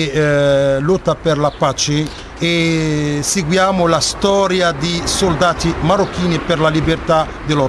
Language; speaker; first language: Italian; non-native, fluent; Arabic